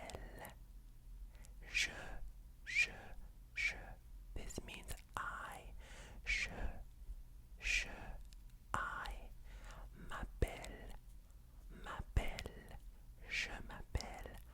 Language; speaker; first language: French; non-native, fluent; English